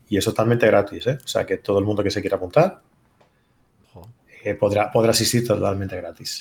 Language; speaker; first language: Spanish; native; Spanish